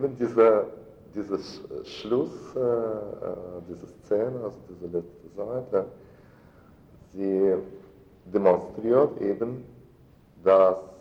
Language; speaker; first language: German; non-native, fluent; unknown